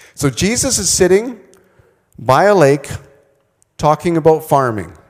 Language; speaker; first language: English; native; English